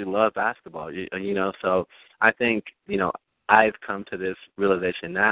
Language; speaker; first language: English; early bilingual, other home language; Spanish